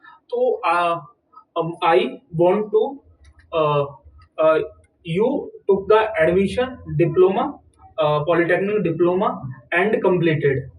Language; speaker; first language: English; non-native, learner; Hindi